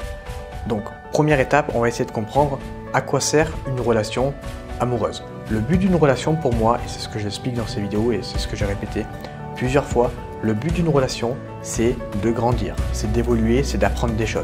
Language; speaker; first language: French; native; French